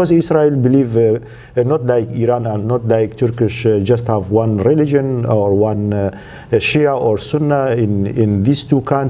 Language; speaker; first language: English; non-native, learner; Central Kurdish